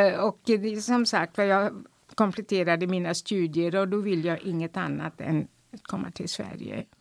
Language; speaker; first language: Swedish; non-native, fluent; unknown